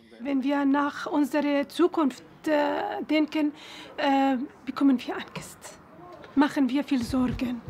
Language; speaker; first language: German; non-native, learner; Arabic